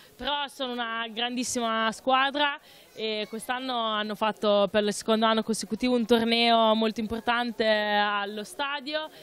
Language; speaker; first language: Italian; native; Italian